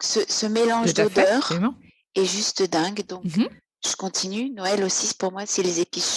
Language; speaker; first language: French; native; French